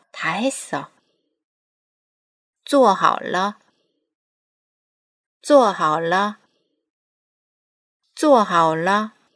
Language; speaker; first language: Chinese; non-native, fluent; Korean